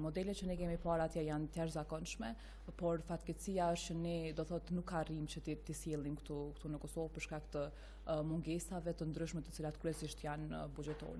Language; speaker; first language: Albanian; native; Albanian